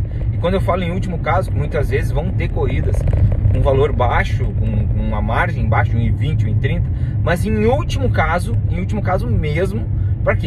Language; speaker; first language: Portuguese; native; Portuguese